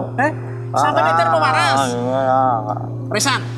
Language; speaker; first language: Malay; non-native, local second language; Javanese